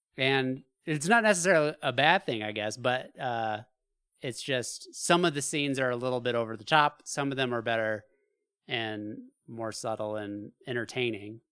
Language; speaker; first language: English; native; English